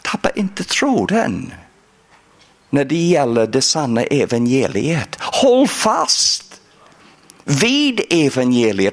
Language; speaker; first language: Swedish; non-native, fluent; English